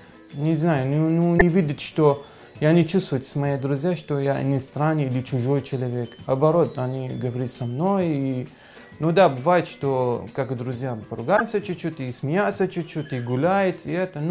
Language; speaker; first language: Russian; non-native, learner; Arabic